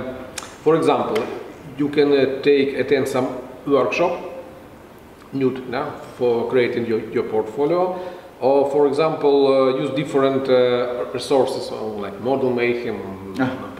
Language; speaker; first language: English; non-native, fluent; Russian